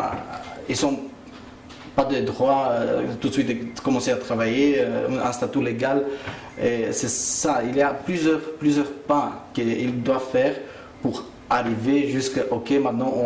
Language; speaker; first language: French; early bilingual, other home language; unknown